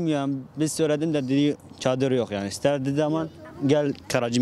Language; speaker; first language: Turkish; non-native, learner; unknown